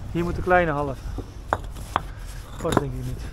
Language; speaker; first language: Dutch; native; Dutch